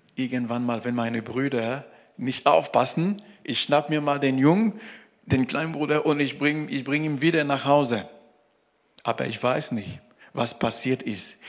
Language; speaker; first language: German; non-native, fluent; French